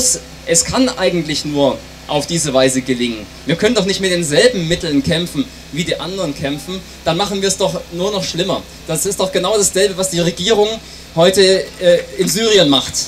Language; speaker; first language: German; native; German